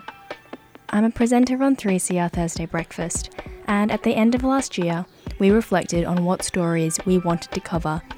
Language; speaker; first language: English; native; English